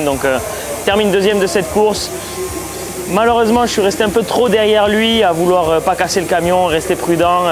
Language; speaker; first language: French; native; French